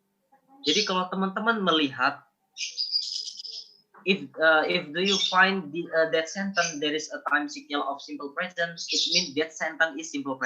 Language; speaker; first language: English; non-native, learner; Indonesian